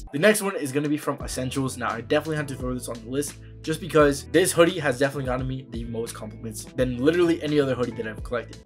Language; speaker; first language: English; native; English